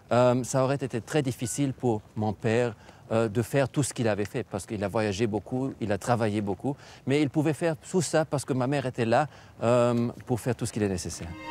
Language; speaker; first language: French; non-native, fluent; German